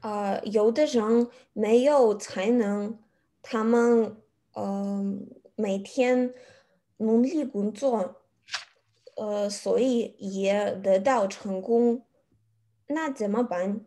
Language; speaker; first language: Chinese; non-native, learner; Russian